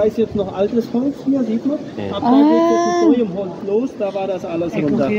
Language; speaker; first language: German; native; German